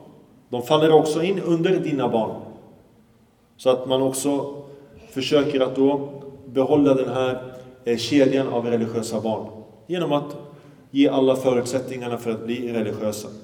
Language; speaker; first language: Swedish; early bilingual, other home language; Arabic